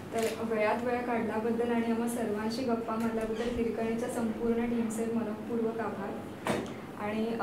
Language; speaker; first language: Marathi; native; Marathi